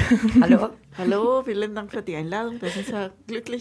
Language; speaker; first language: German; non-native, fluent; Spanish